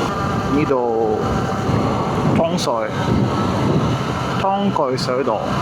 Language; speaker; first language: Cantonese; non-native, learner; Japanese